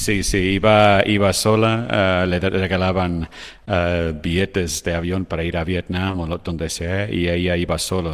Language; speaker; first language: Spanish; non-native, fluent; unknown